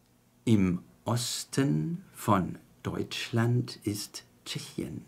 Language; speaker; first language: German; non-native, fluent; Chinese